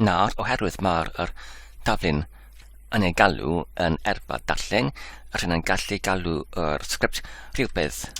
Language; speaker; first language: Welsh; non-native, learner; English